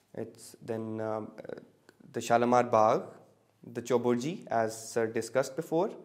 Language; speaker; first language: English; non-native, local second language; Punjabi